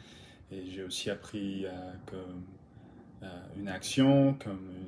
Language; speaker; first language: French; non-native, learner; English